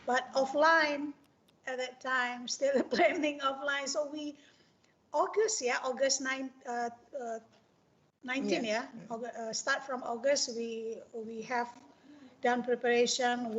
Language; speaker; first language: English; non-native, fluent; Indonesian